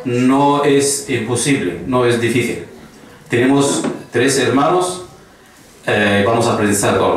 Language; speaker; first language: Spanish; non-native, fluent; Arabic